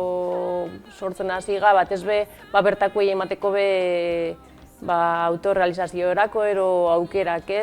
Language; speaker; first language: Basque; native; Basque